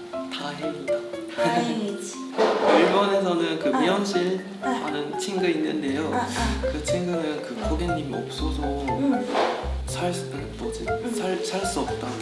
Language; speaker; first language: Korean; non-native, learner; Japanese